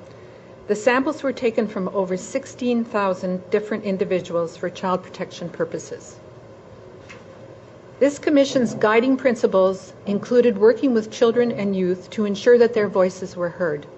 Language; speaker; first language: English; native; English